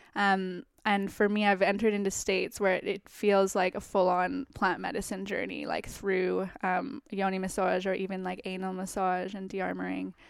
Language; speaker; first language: English; native; English